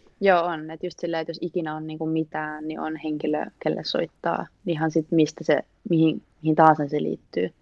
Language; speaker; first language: Finnish; native; Finnish